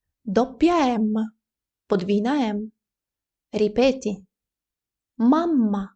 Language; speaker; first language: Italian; non-native, fluent; Ukrainian